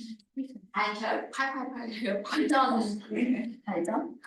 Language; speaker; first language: Korean; non-native, fluent; Vietnamese